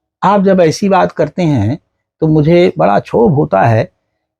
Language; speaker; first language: Hindi; native; Hindi